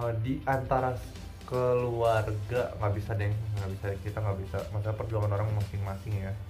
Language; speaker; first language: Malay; non-native, local second language; Sundanese